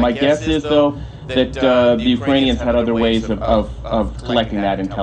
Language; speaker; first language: English; native; English